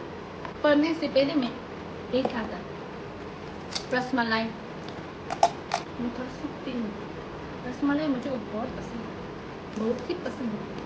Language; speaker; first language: Hindi; non-native, local second language; Tibetan